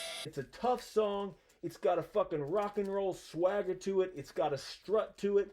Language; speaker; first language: English; native; English